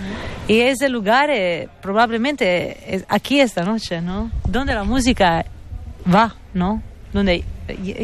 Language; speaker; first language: Spanish; non-native, fluent; Italian